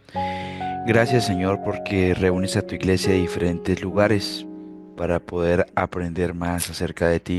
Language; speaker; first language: Spanish; native; Spanish